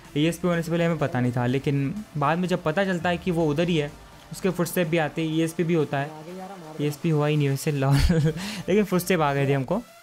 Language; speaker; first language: Hindi; native; Hindi